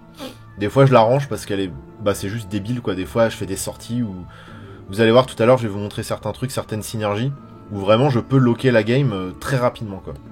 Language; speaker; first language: French; native; French